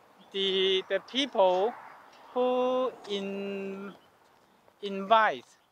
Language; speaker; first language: English; non-native, learner; Chinese